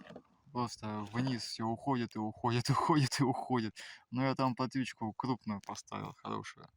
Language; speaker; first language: Russian; native; Russian